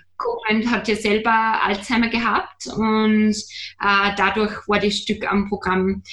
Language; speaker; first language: German; native; German